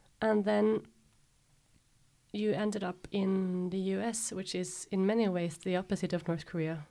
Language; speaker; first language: English; non-native, fluent; Norwegian